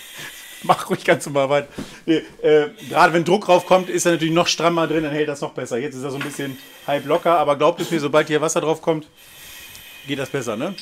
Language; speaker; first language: German; native; German